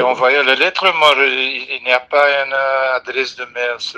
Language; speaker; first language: French; non-native, local second language; Dutch